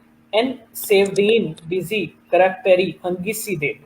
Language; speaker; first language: Turkish; non-native, learner; Urdu